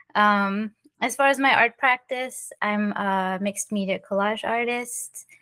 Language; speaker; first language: English; early bilingual, other home language; French